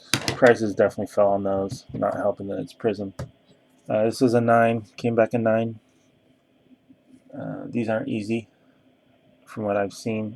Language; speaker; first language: English; native; English